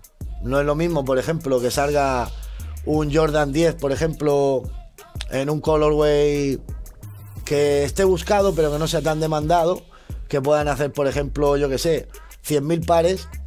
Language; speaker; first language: Spanish; native; Spanish